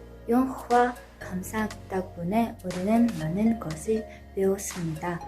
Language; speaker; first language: Korean; non-native, learner; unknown